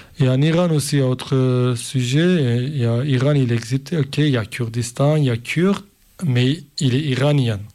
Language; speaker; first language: French; non-native, learner; Kurdish